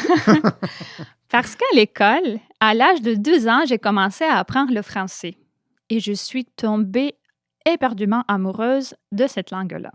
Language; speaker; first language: French; non-native, fluent; Ukrainian